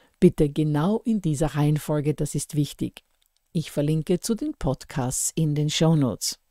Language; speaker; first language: German; native; German